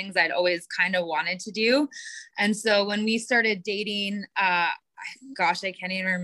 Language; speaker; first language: English; native; English